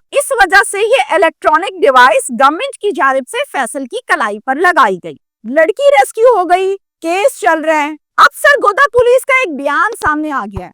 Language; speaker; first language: Urdu; native; Urdu